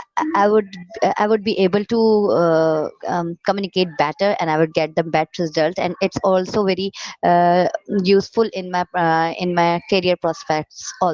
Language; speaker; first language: English; non-native, learner; Urdu